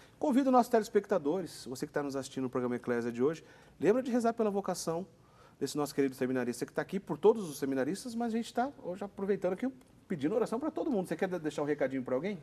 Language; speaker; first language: Portuguese; native; Portuguese